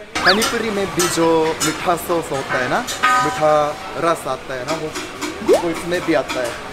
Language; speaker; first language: Hindi; non-native, fluent; Japanese